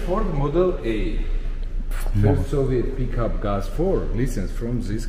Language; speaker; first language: English; non-native, learner; Georgian